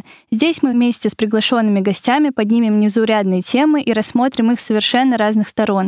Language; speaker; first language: Russian; native; Russian